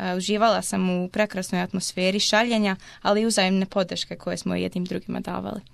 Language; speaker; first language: Croatian; early bilingual, heritage; Croatian